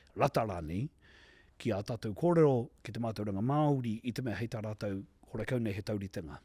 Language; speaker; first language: Māori; native; Māori